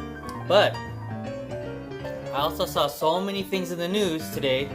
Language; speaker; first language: English; native; English